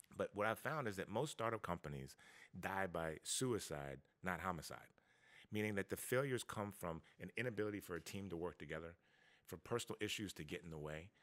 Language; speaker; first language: English; native; English